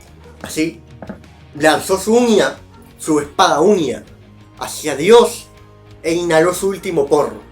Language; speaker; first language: Spanish; native; Spanish